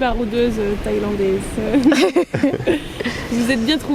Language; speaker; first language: French; native; French